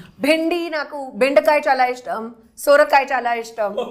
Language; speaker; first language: Telugu; non-native, learner; Hindi